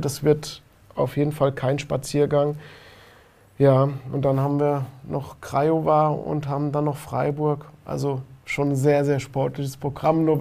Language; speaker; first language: German; native; German